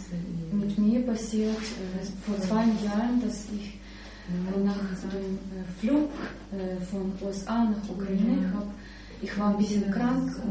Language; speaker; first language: German; non-native, learner; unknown